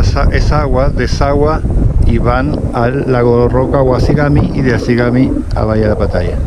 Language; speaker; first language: Spanish; native; Spanish